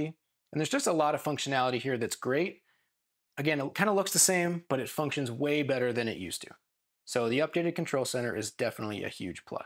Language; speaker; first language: English; native; English